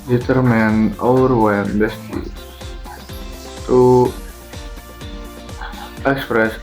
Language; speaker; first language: English; non-native, fluent; Indonesian